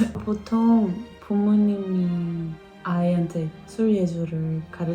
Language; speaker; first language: Korean; non-native, learner; Dutch